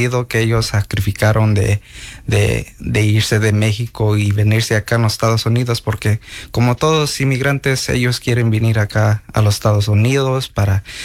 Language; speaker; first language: Spanish; early bilingual, heritage; Spanish